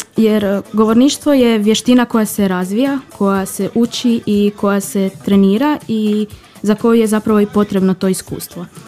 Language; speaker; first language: Croatian; native; Croatian